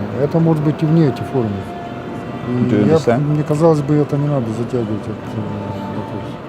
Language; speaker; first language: Russian; native; Russian